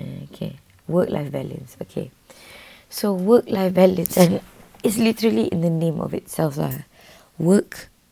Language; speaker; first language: English; non-native, local second language; Malay